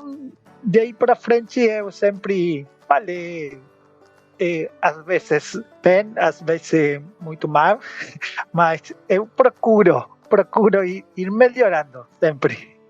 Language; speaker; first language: Portuguese; non-native, learner; Spanish